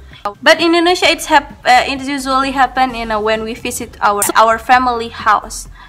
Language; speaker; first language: English; non-native, learner; Indonesian